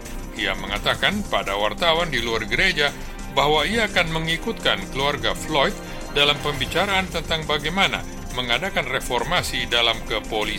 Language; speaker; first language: Indonesian; native; Indonesian